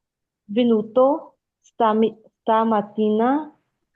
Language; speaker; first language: Italian; non-native, learner; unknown